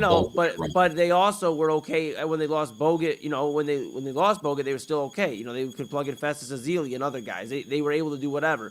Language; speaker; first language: English; native; English